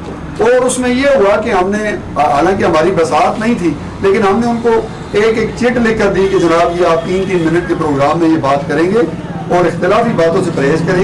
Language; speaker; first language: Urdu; non-native, local second language; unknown